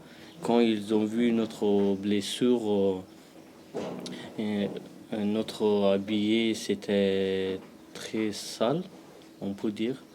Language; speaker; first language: French; non-native, learner; Pashto